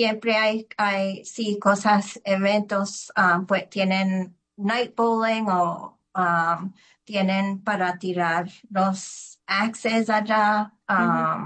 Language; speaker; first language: Spanish; early bilingual, heritage; Spanish